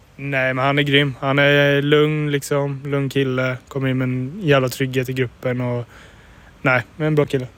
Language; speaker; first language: Swedish; native; Swedish